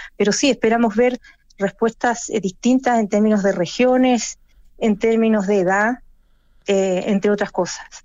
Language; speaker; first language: Spanish; native; Spanish